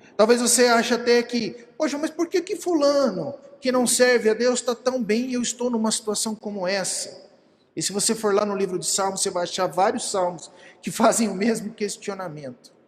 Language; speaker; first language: Portuguese; native; Portuguese